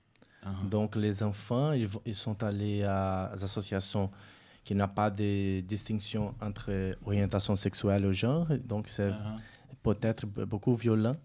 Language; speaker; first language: French; non-native, fluent; Portuguese